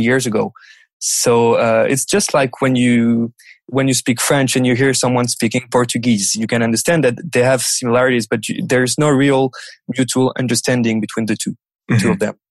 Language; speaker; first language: English; non-native, fluent; French